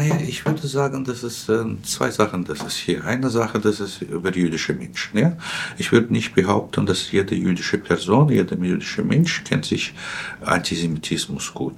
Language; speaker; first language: German; non-native, fluent; Russian